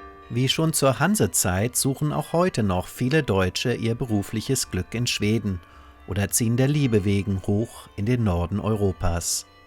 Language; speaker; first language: German; native; German